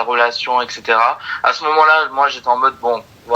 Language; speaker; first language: French; native; French